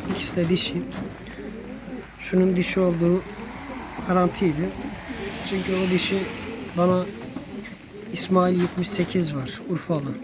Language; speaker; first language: Turkish; native; Turkish